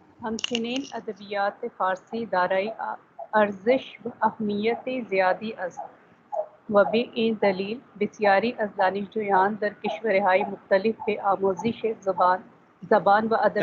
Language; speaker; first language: Persian; non-native, learner; Urdu